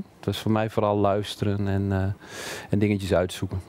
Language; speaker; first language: Dutch; native; Dutch